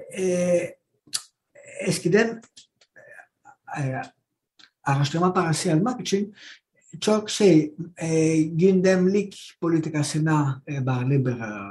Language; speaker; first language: Turkish; non-native, learner; Greek